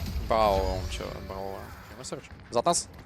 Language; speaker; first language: Bulgarian; native; Bulgarian